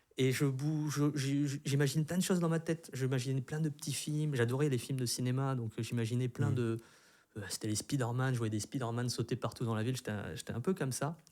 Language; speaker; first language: French; early bilingual, other home language; Vietnamese